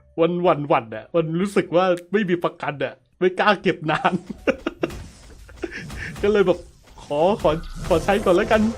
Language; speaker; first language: Thai; native; Thai